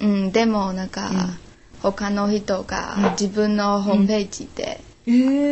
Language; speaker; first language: Japanese; non-native, learner; Chinese